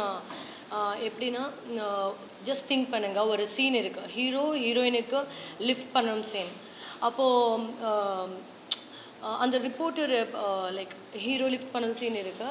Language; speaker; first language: Tamil; non-native, learner; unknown